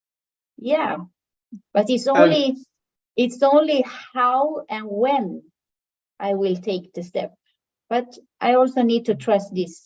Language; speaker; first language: English; non-native, fluent; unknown